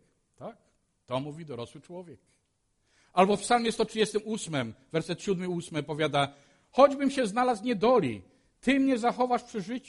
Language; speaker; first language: Polish; native; Polish